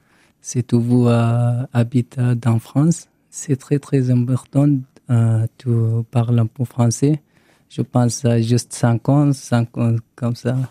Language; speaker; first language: French; non-native, learner; Arabic